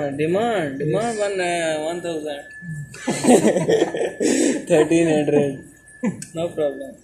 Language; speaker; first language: English; non-native, learner; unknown